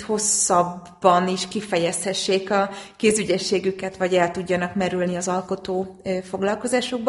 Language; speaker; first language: Hungarian; native; Hungarian